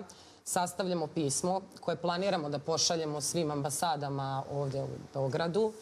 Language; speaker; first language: Bosnian; native; Bosnian